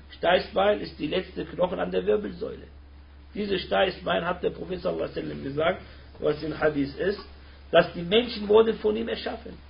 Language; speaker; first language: German; early bilingual, other home language; Turkish